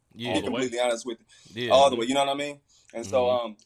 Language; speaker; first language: English; native; English